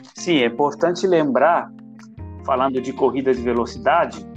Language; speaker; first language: Portuguese; non-native, fluent; Italian